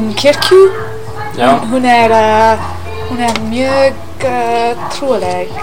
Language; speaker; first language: Icelandic; non-native, learner; English